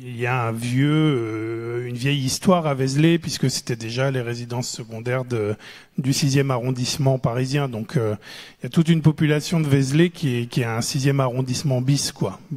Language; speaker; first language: French; native; French